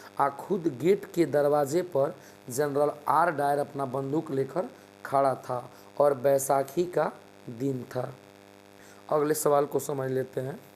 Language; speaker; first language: Hindi; native; Hindi